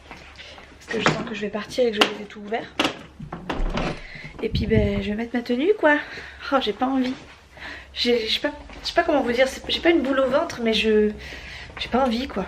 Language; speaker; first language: French; native; French